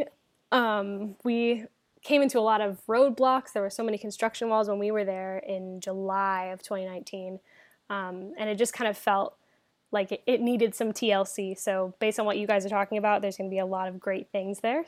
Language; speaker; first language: English; native; English